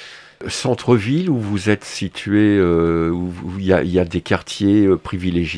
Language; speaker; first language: French; native; French